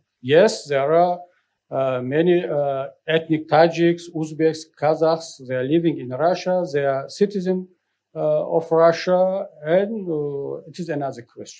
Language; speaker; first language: English; non-native, learner; Tajik